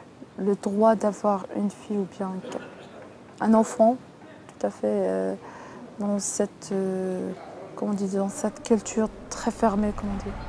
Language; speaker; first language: French; non-native, local second language; Arabic